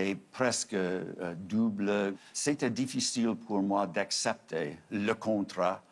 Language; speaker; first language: French; non-native, fluent; English